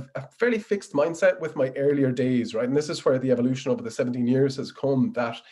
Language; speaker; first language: English; native; English